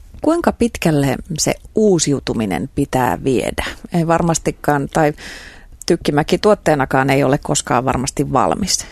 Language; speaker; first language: Finnish; native; Finnish